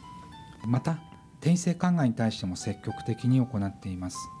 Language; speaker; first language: Japanese; native; Japanese